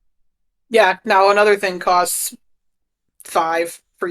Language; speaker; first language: English; native; English